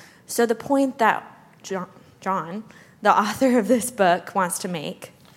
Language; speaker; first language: English; native; English